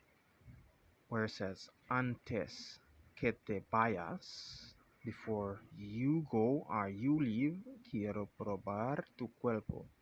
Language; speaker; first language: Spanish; non-native, fluent; English